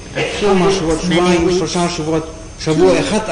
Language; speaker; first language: Hebrew; non-native, fluent; German